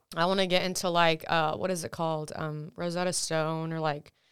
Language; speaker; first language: English; early bilingual, other home language; Russian